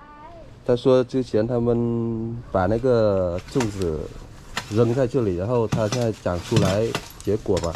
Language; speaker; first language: Chinese; non-native, learner; Vietnamese